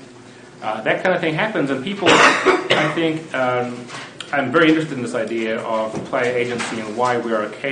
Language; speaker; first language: English; native; English